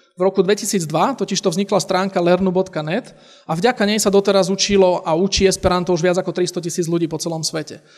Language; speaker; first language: Slovak; native; Slovak